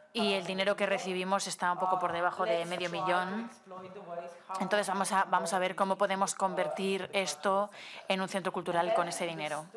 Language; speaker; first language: Spanish; non-native, fluent; Slovenian